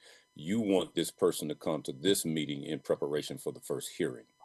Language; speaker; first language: English; native; English